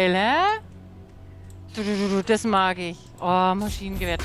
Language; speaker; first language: German; native; German